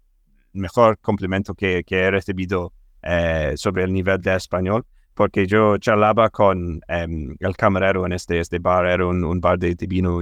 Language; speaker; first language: Spanish; non-native, fluent; English